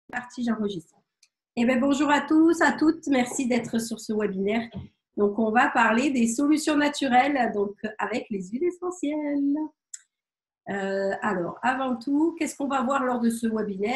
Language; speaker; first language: French; native; French